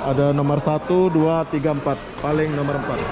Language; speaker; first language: Malay; native; Malay